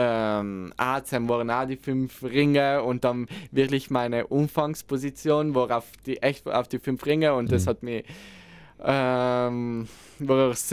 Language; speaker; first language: German; non-native, local second language; Italian